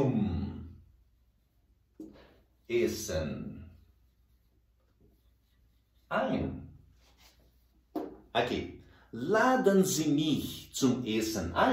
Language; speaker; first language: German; non-native, fluent; Portuguese